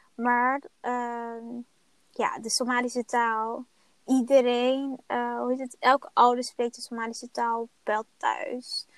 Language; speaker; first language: Dutch; early bilingual, other home language; Somali